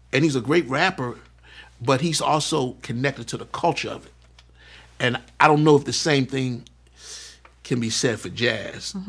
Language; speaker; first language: English; native; English